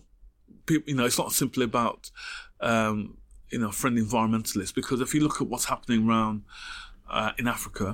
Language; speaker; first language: English; native; English